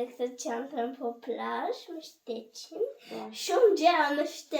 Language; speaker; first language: Albanian; early bilingual, heritage; Albanian